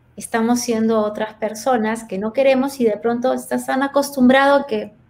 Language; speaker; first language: Spanish; native; Spanish